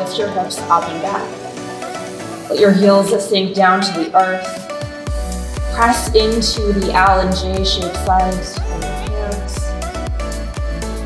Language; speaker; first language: English; native; English